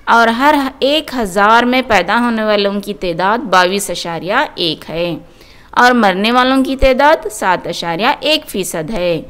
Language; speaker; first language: Urdu; native; Urdu